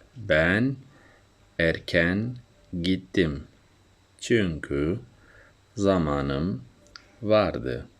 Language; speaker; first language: Turkish; non-native, learner; Central Kurdish